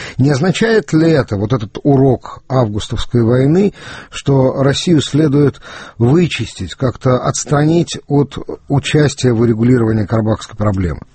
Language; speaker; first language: Russian; native; Russian